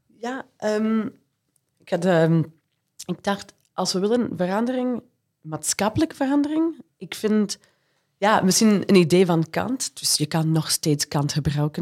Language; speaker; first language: Dutch; non-native, fluent; English